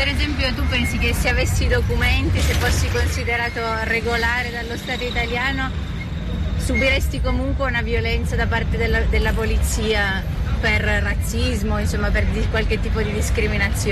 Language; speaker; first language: Italian; native; Italian